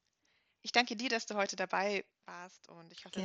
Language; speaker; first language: German; native; German